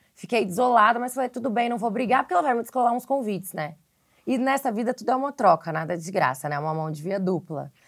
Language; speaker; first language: Portuguese; native; Portuguese